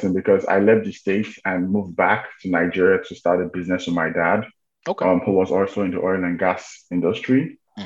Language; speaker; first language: English; non-native, local second language; Yoruba